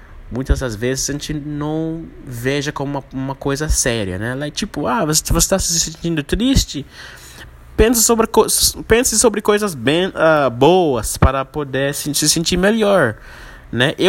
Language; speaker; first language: Portuguese; non-native, fluent; English